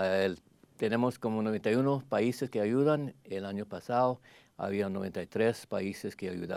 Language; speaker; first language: Spanish; early bilingual, heritage; Spanish